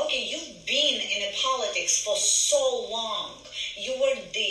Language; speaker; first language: English; non-native, fluent; Ukrainian